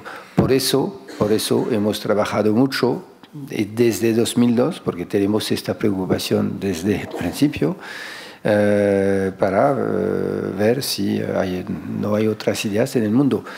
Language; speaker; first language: Spanish; non-native, fluent; French